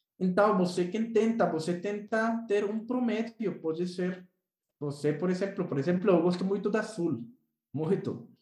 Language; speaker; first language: Portuguese; non-native, learner; Spanish